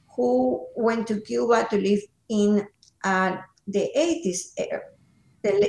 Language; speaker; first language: English; non-native, fluent; Spanish